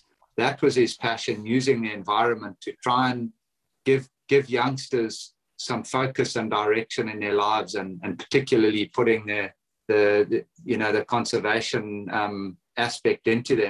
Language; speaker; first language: English; native; English